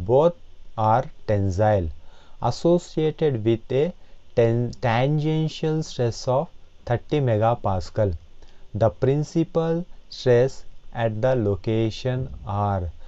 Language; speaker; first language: English; non-native, local second language; Telugu